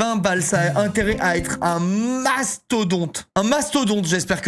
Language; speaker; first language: French; native; French